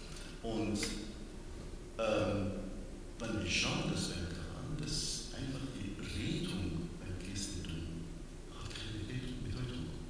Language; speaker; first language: German; non-native, learner; Persian